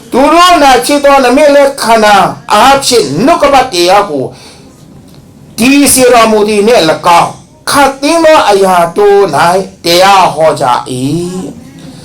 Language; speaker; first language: Burmese; non-native, local second language; Hakha Chin